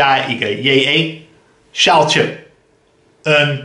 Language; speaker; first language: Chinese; non-native, fluent; Dutch